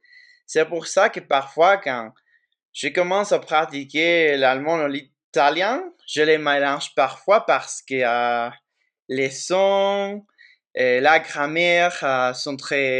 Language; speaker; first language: French; non-native, fluent; Spanish